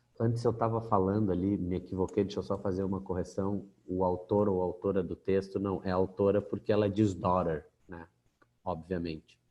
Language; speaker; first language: Portuguese; native; Portuguese